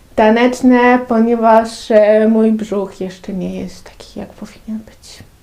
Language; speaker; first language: Polish; native; Polish